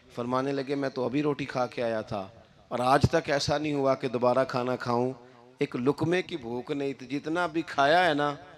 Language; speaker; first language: Urdu; non-native, local second language; Punjabi